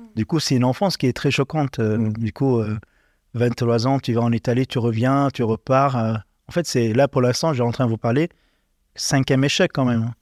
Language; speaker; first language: French; non-native, learner; Arabic